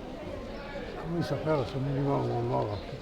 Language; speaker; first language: French; native; French